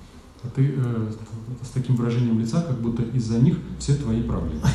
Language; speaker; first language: Russian; native; Russian